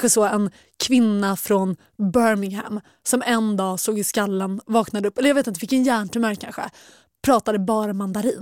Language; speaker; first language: Swedish; native; Swedish